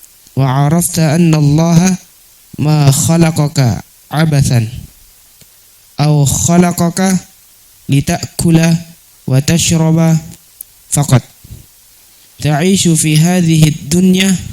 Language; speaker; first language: Arabic; non-native, learner; Indonesian